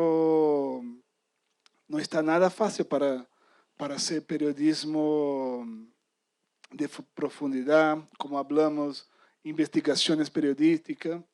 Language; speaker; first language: Spanish; non-native, fluent; Portuguese